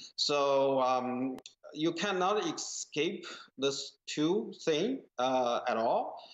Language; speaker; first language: English; non-native, fluent; Chinese